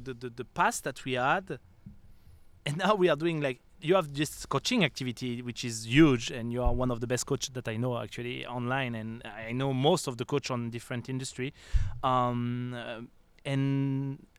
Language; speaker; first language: English; non-native, fluent; French